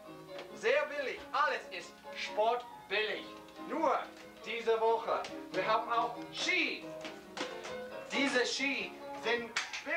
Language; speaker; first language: German; non-native, learner; English